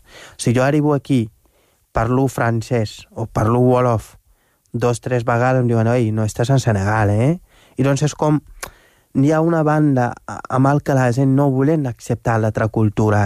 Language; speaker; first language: Catalan; non-native, fluent; Wolof